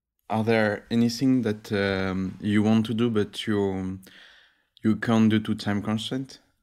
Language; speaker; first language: English; non-native, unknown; French